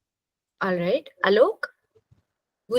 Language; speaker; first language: French; non-native, fluent; English